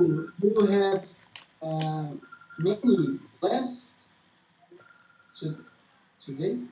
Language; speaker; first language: English; non-native, learner; Portuguese